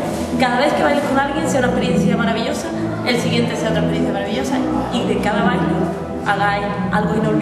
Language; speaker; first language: Spanish; native; Spanish